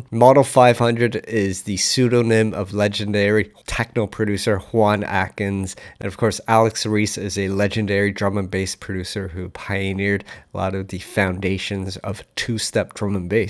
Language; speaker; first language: English; native; English